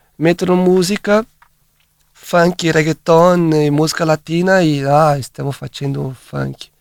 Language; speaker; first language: Italian; non-native, fluent; Portuguese